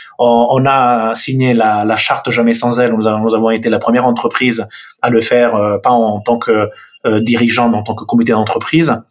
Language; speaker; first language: French; non-native, fluent; Italian